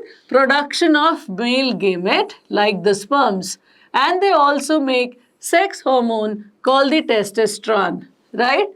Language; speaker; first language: English; non-native, local second language; Hindi